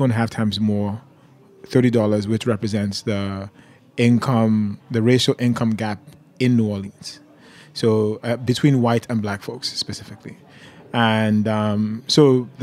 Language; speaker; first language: English; non-native, local second language; Yoruba